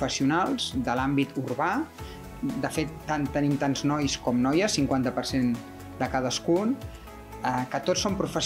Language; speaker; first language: Catalan; native; Catalan